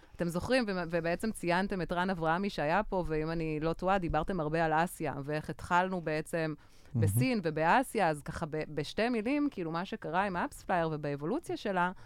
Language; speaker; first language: Hebrew; non-native, fluent; French